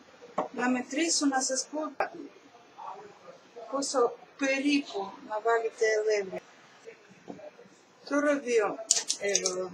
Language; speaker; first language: Greek; non-native, learner; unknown